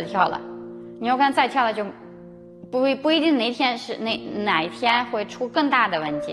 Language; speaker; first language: Chinese; non-native, fluent; Ukrainian